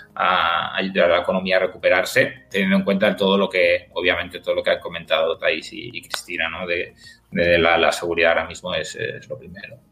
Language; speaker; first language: Spanish; native; Spanish